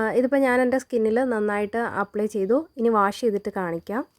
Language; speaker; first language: Malayalam; native; Malayalam